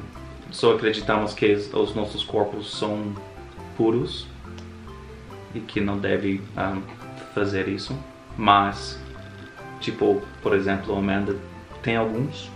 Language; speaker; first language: Portuguese; non-native, fluent; English